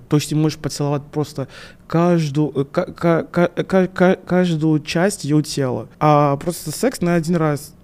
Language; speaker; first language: Russian; non-native, fluent; French